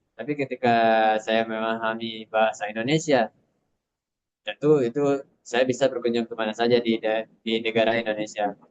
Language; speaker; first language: Indonesian; non-native, local second language; Minangkabau